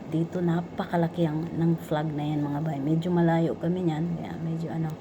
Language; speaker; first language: Filipino; non-native, local second language; Cebuano